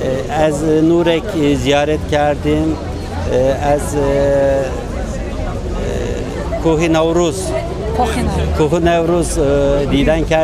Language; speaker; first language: Persian; non-native, fluent; Turkish